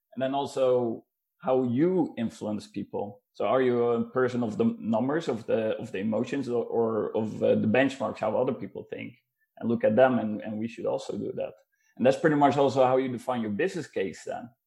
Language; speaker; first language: English; non-native, fluent; Dutch